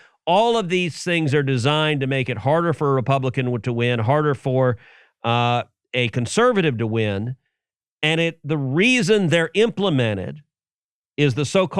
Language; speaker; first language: English; native; English